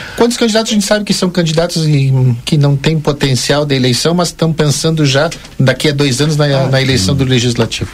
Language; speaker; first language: Portuguese; early bilingual, other home language; Spanish